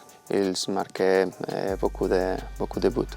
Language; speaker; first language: French; non-native, learner; Spanish